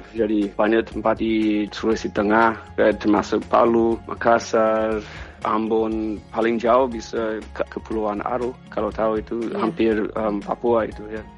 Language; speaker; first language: Indonesian; non-native, fluent; English